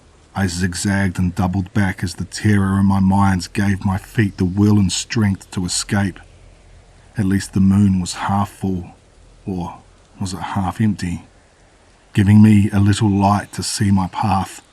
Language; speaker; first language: English; native; English